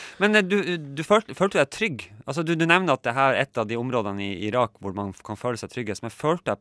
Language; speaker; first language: Norwegian; native; Norwegian